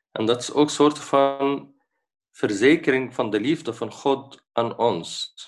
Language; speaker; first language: Dutch; non-native, fluent; Arabic